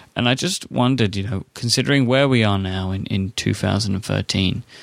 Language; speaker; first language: English; native; English